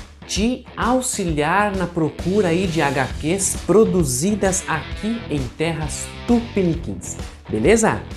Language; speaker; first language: Portuguese; native; Portuguese